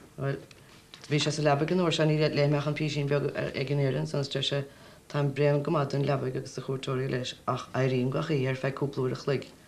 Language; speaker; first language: Irish; native; Irish